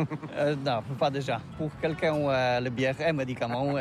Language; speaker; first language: French; non-native, learner; Polish